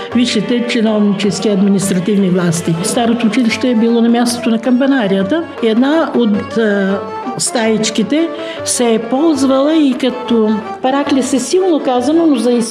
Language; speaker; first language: Bulgarian; native; Bulgarian